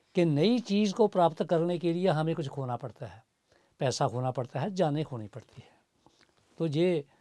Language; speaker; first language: Hindi; native; Hindi